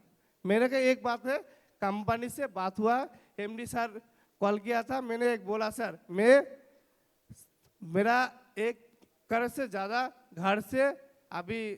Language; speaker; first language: Hindi; non-native, local second language; Bangla